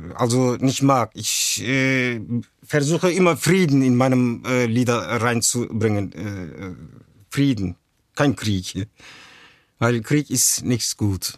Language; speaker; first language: German; early bilingual, other home language; Turkish